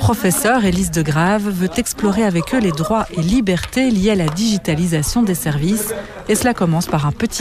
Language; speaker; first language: French; native; French